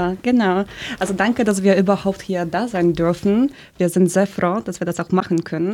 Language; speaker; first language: German; early bilingual, other home language; Polish